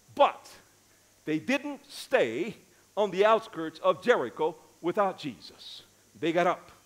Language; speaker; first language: English; native; English